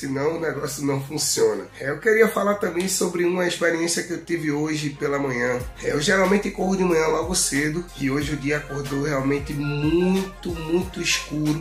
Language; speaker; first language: Portuguese; native; Portuguese